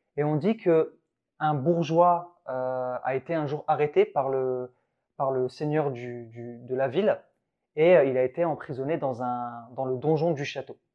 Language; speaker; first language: French; early bilingual, other home language; Arabic